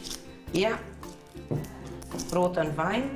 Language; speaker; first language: German; non-native, local second language; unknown